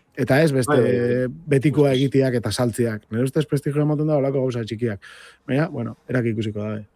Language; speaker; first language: Basque; native; Basque